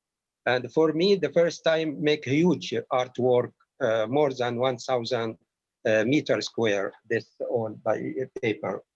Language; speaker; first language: English; non-native, learner; Arabic